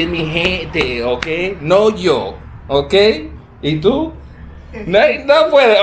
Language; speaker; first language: Spanish; non-native, learner; English